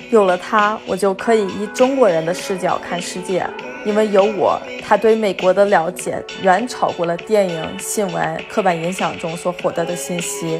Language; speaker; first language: Chinese; non-native, fluent; English